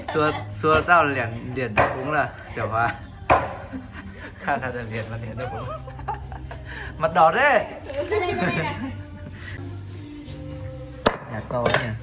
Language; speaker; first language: Chinese; non-native, fluent; Vietnamese